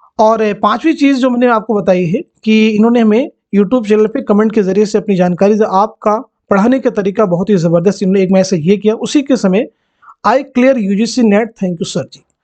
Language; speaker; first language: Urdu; native; Urdu